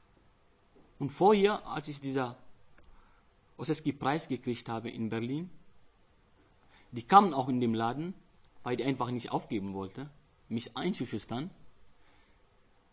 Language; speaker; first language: German; non-native, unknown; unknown